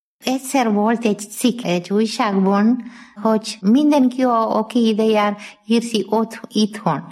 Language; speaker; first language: Hungarian; non-native, fluent; Malayalam